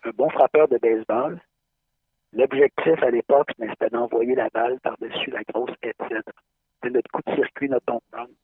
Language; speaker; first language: French; native; French